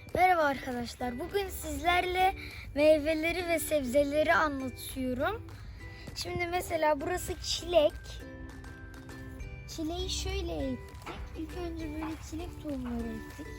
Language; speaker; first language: Turkish; early bilingual, heritage; Turkish